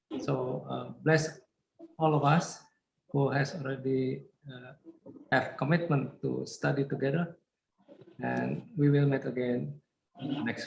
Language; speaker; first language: English; non-native, fluent; Indonesian